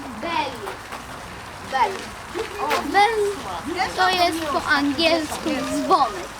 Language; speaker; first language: Polish; early bilingual, other home language; Russian